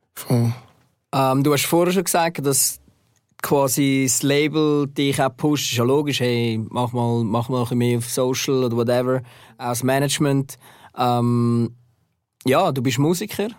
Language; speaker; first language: German; native; German